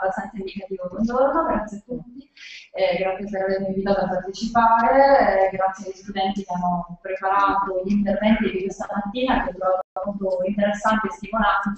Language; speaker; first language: Italian; native; Italian